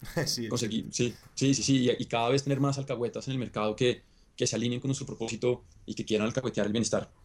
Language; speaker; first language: Spanish; native; Spanish